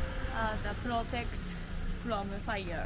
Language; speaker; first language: English; non-native, learner; Japanese